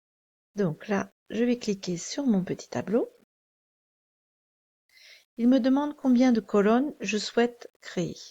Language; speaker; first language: French; native; French